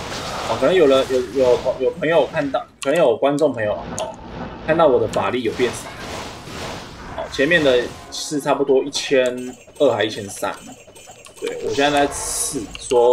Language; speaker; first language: Chinese; native; Chinese